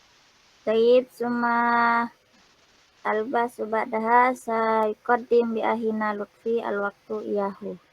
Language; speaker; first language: Arabic; non-native, learner; Indonesian